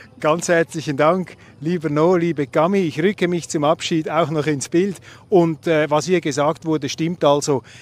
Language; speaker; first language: German; native; German